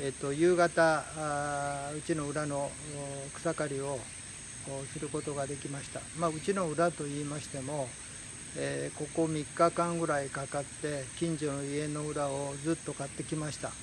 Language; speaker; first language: Japanese; native; Japanese